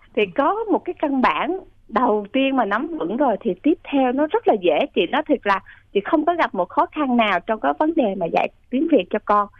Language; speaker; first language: Vietnamese; native; Vietnamese